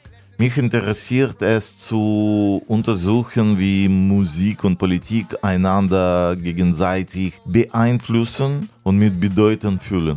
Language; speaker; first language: German; non-native, fluent; Russian